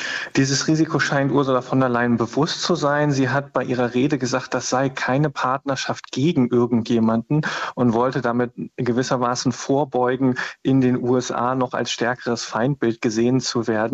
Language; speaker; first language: German; native; German